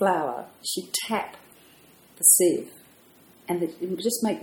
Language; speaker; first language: English; native; English